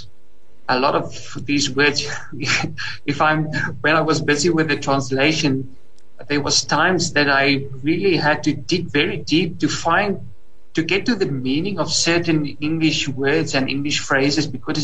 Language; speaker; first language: English; non-native, local second language; Afrikaans